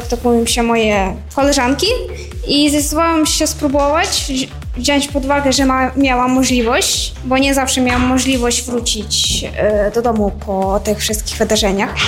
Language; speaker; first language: Polish; non-native, fluent; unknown